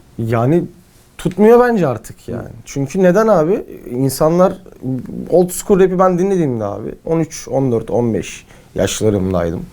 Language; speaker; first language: Turkish; native; Turkish